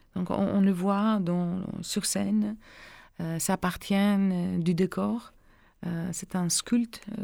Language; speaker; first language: French; non-native, learner; Greek